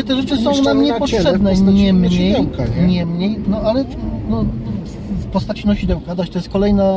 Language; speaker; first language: Polish; native; Polish